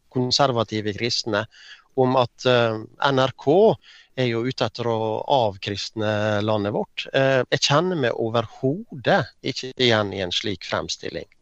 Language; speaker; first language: Norwegian; native; Norwegian